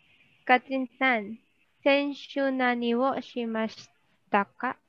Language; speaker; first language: Japanese; non-native, learner; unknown